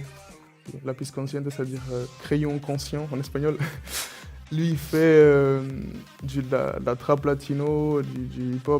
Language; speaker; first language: French; early bilingual, other home language; Spanish